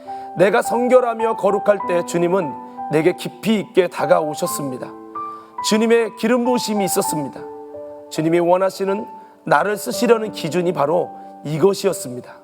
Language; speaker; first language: Korean; native; Korean